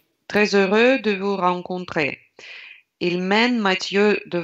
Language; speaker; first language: French; non-native, learner; Russian